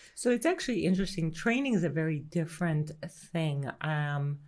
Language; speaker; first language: English; early bilingual, other home language; Greek